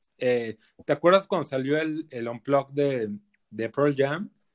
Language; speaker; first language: Spanish; native; Spanish